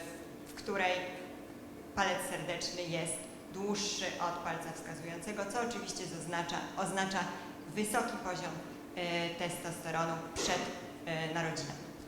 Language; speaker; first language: Polish; native; Polish